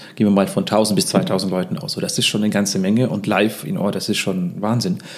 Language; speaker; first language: German; early bilingual, other home language; Russian